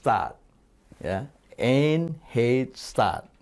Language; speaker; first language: Dutch; non-native, fluent; Indonesian